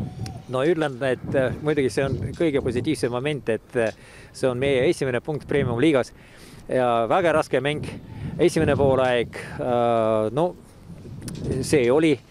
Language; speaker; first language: Estonian; non-native, local second language; Russian